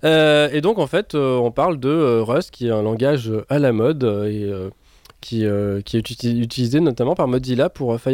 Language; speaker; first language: French; native; French